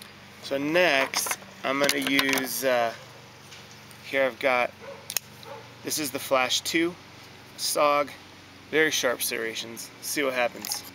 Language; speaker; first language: English; native; English